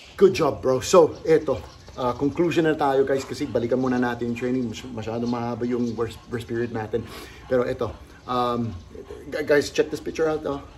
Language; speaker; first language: Filipino; early bilingual, heritage; Filipino